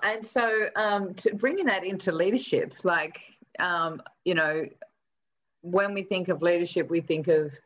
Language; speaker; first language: English; native; English